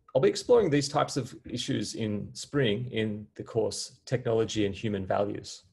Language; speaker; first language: English; native; English